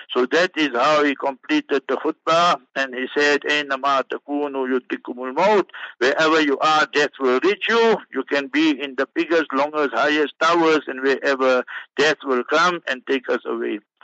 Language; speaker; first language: English; native; English